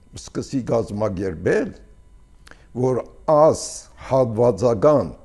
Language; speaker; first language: Armenian; early bilingual, heritage; Armenian